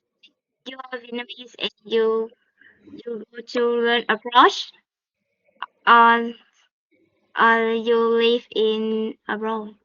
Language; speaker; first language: English; non-native, learner; Vietnamese